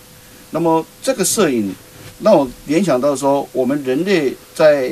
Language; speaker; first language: Chinese; native; Chinese